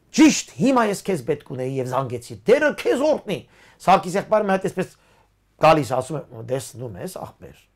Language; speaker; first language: Armenian; early bilingual, heritage; Armenian